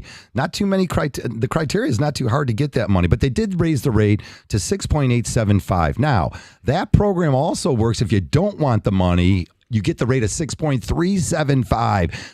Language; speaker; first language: English; native; English